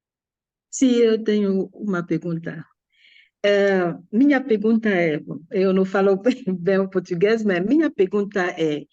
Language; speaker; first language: Portuguese; non-native, learner; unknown